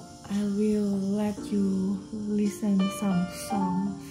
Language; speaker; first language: English; non-native, learner; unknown